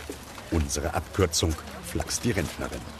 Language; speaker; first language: German; native; German